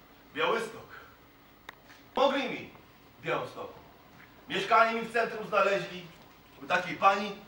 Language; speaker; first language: Polish; non-native, fluent; Kurdish